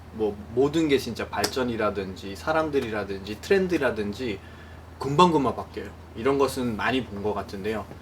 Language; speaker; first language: Korean; non-native, fluent; Nepali